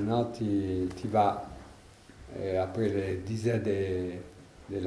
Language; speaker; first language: French; non-native, learner; Italian